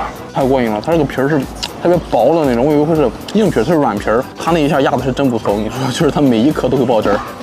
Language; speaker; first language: Chinese; native; Chinese